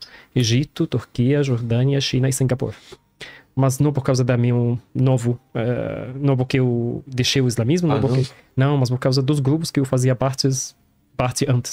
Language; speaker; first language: Portuguese; non-native, learner; Arabic